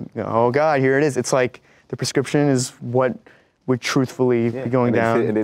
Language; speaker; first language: English; native; English